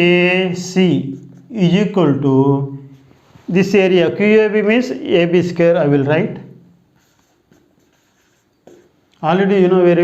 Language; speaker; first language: English; non-native, local second language; Telugu